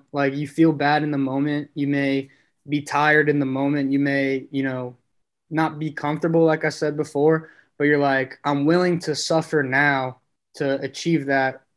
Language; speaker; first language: English; native; English